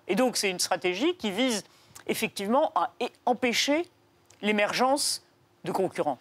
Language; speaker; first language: French; native; French